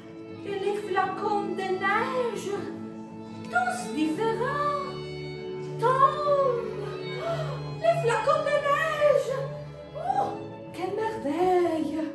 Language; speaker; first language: French; non-native, fluent; Italian